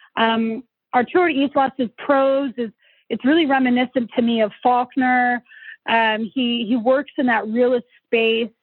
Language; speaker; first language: English; native; English